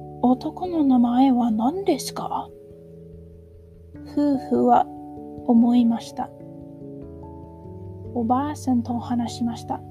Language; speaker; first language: Japanese; non-native, learner; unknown